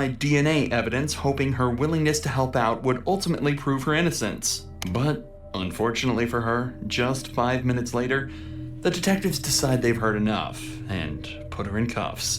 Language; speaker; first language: English; native; English